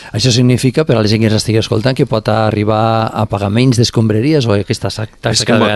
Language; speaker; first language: Catalan; native; Catalan